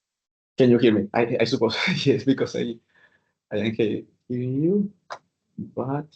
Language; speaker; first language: English; non-native, fluent; Spanish